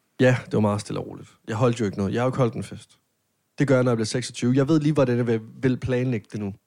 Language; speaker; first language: Danish; native; Danish